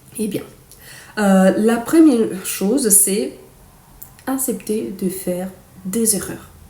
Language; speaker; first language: French; non-native, fluent; Portuguese